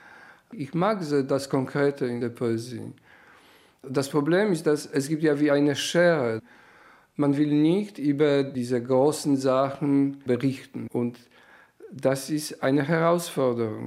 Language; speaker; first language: German; non-native, fluent; Polish